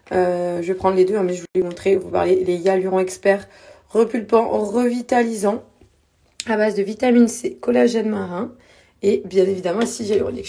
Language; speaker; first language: French; native; French